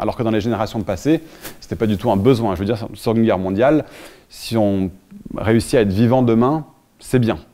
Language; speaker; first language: French; native; French